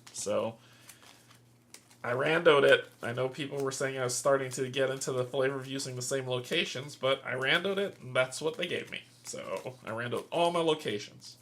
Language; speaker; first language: English; native; English